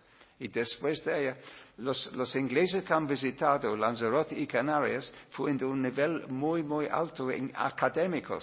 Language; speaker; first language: Spanish; non-native, learner; English